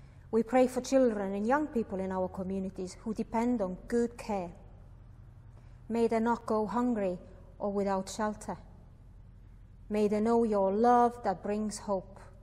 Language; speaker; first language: English; non-native, fluent; Estonian